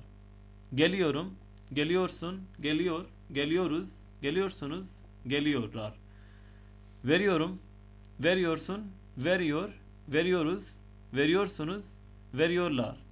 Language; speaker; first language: Turkish; non-native, fluent; Urdu